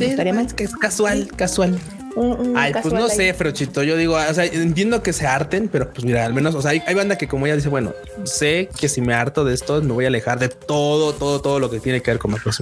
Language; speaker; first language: Spanish; native; Spanish